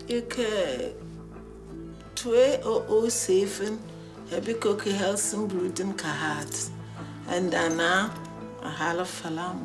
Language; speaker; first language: Dutch; non-native, learner; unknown